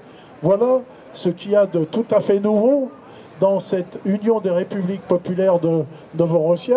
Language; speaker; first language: French; native; French